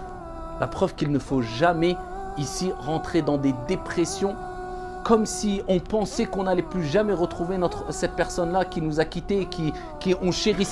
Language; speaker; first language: French; native; French